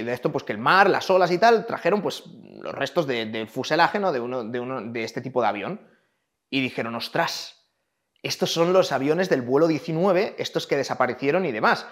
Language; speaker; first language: Spanish; native; Spanish